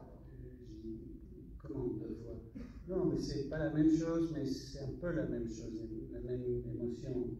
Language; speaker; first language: French; non-native, fluent; English